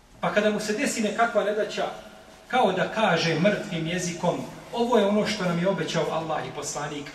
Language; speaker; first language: Bosnian; native; Bosnian